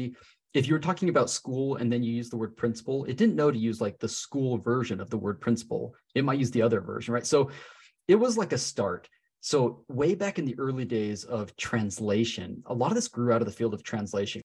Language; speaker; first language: English; native; English